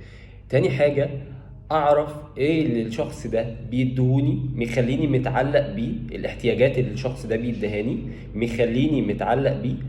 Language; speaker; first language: Arabic; native; Arabic